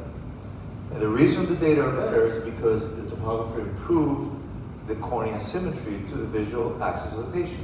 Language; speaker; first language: English; non-native, fluent; Greek